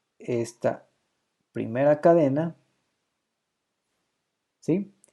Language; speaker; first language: Spanish; native; Spanish